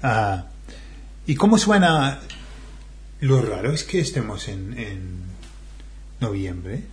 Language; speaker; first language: Spanish; non-native, fluent; English